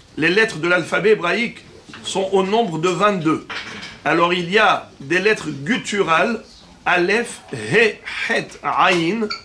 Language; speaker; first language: French; native; French